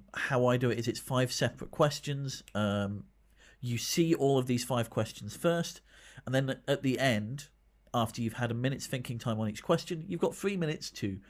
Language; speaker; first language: English; native; English